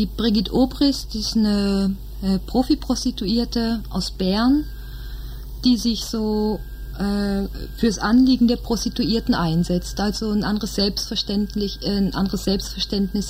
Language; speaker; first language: German; native; German